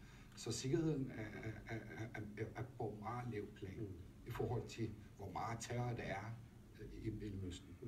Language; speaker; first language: Danish; non-native, fluent; Turkish